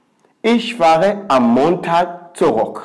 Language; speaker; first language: German; non-native, learner; Swahili